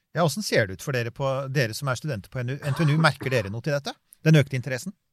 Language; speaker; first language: Norwegian; native; Norwegian